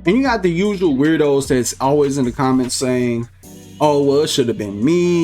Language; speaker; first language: English; native; English